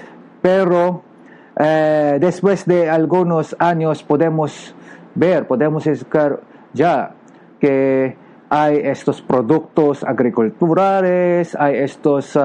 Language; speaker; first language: Spanish; non-native, learner; Filipino